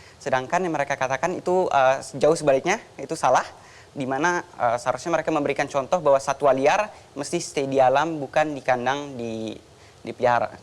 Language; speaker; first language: Indonesian; native; Indonesian